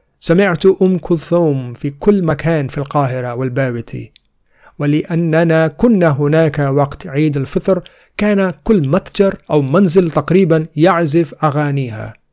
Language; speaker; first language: Arabic; non-native, fluent; Urdu